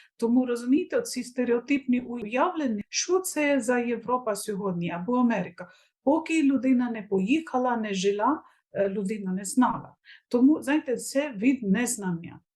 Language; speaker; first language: Ukrainian; non-native, fluent; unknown